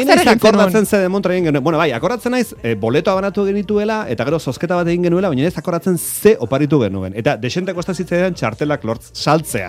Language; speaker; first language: Basque; native; Basque